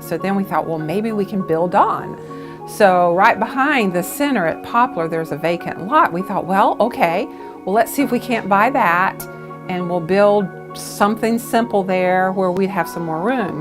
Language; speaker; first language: English; native; English